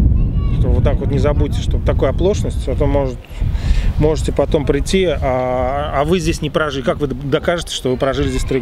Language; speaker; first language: Russian; native; Russian